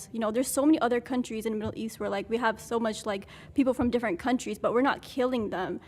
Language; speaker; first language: English; early bilingual, other home language; Arabic